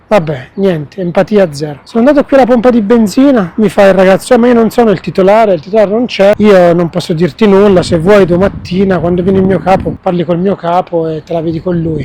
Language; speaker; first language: Italian; native; Italian